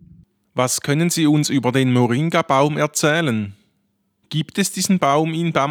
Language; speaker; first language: German; native; German